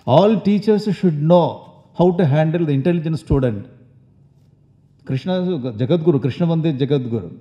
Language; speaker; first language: English; non-native, local second language; Tamil